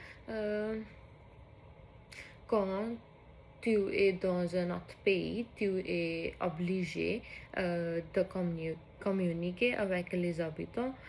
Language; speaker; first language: French; non-native, learner; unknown